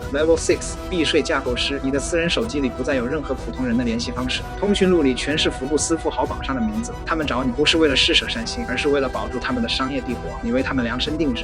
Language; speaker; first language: Chinese; native; Chinese